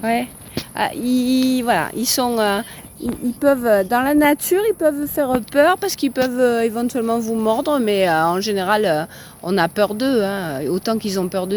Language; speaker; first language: French; native; French